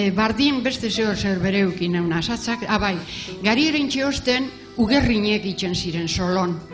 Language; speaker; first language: Basque; native; Basque